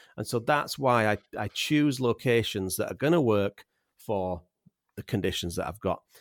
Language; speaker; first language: English; native; English